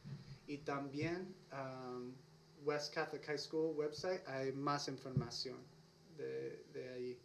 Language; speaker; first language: Spanish; non-native, learner; English